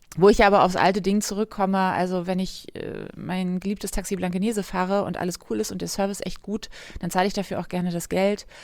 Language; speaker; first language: German; native; German